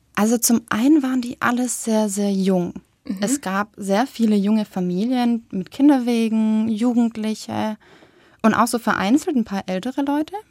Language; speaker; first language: German; native; German